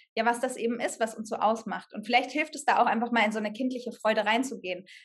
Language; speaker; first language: German; native; German